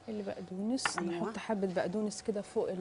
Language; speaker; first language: Arabic; native; Arabic